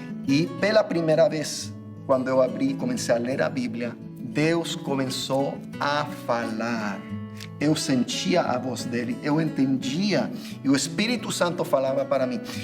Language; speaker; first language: Portuguese; non-native, fluent; English